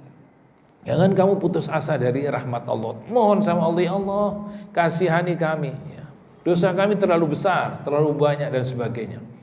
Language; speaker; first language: Indonesian; native; Indonesian